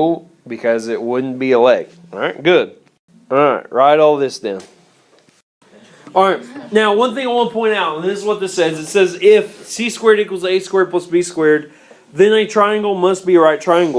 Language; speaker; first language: English; native; English